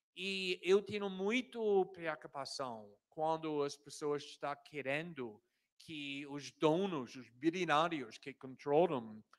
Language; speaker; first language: Portuguese; non-native, fluent; English